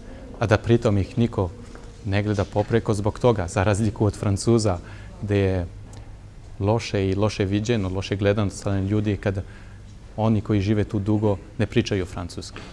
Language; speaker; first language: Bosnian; non-native, fluent; French